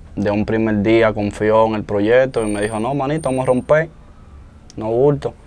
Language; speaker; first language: Spanish; native; Spanish